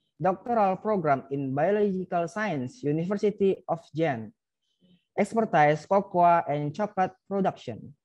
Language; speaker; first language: English; non-native, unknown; Indonesian